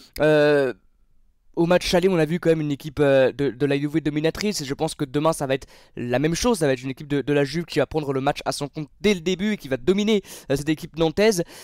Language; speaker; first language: French; native; French